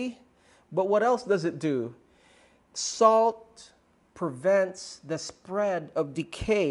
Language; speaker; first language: English; non-native, local second language; Filipino